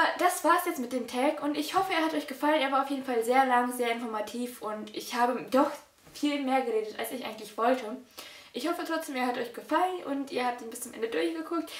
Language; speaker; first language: German; early bilingual, other home language; Russian